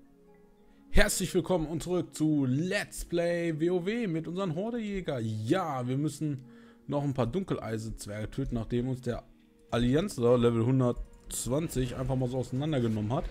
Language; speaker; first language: German; native; German